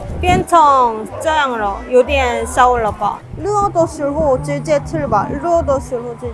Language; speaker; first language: Chinese; non-native, fluent; Korean